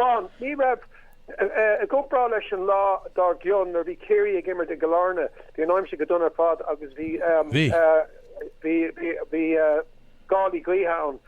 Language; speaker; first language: Irish; non-native, local second language; English